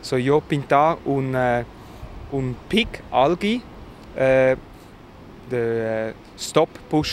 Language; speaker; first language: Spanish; non-native, learner; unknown